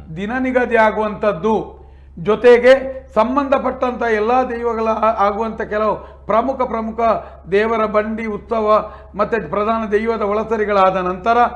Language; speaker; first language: Kannada; non-native, local second language; Tulu